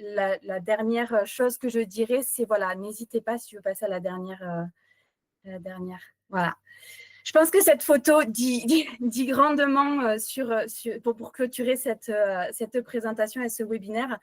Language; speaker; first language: French; native; French